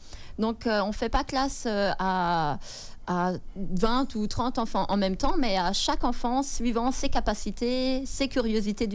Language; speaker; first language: French; native; French